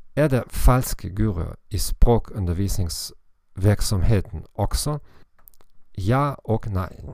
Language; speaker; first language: Norwegian; non-native, learner; German